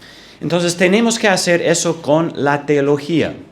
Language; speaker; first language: Spanish; non-native, fluent; English